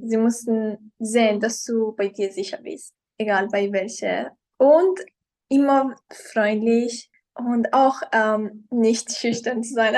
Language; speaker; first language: German; non-native, fluent; Persian